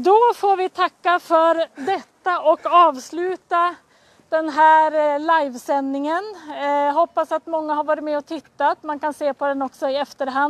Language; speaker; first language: Swedish; native; Swedish